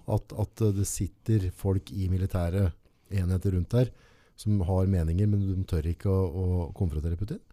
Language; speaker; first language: Norwegian; native; Norwegian